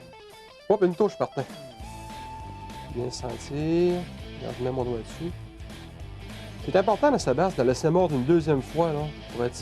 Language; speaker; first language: French; native; French